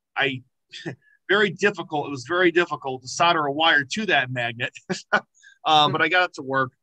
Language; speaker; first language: English; native; English